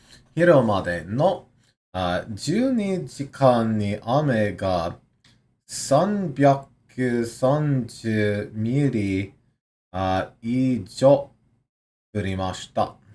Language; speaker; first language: Japanese; non-native, learner; English